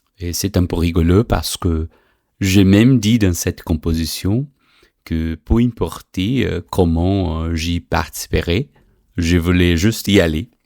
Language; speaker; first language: French; non-native, fluent; Portuguese